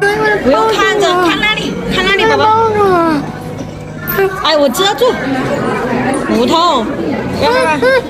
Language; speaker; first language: Chinese; native; Chinese